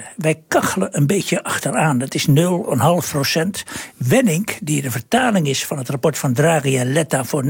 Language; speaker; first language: Dutch; native; Dutch